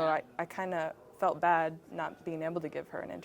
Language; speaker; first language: English; native; English